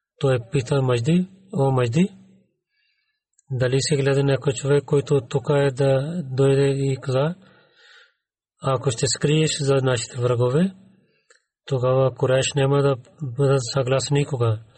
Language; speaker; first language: Bulgarian; non-native, learner; Urdu